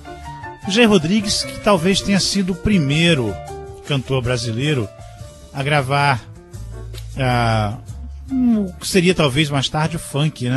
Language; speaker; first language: Portuguese; native; Portuguese